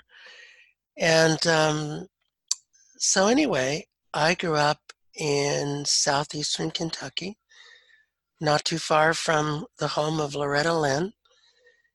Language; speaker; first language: English; native; English